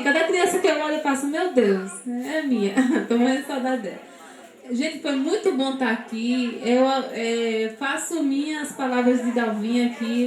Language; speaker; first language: Portuguese; native; Portuguese